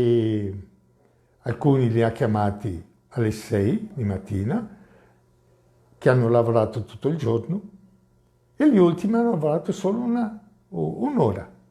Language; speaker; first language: Italian; non-native, fluent; Portuguese